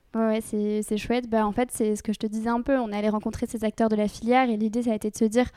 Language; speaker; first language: French; native; French